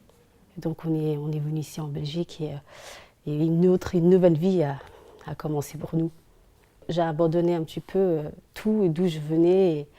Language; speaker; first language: French; early bilingual, other home language; Somali